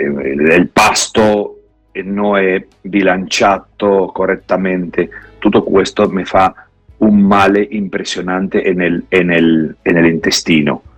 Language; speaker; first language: Italian; non-native, fluent; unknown